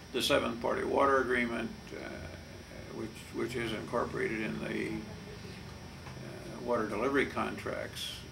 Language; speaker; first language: English; native; English